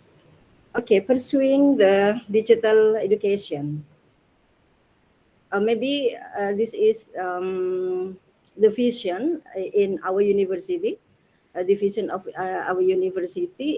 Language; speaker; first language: English; non-native, learner; Indonesian